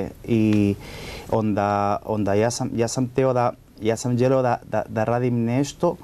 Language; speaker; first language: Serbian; non-native, learner; Spanish